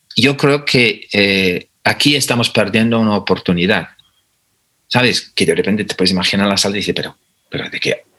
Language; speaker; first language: Spanish; non-native, fluent; English